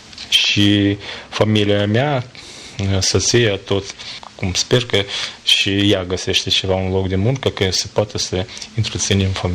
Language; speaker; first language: Romanian; non-native, learner; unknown